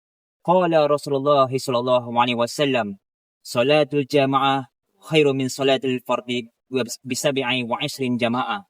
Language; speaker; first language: Arabic; non-native, learner; Malay